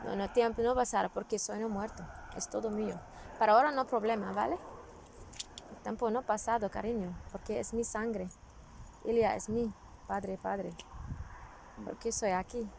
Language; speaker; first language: Spanish; non-native, learner; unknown